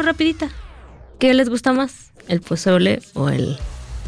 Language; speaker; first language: Spanish; native; Spanish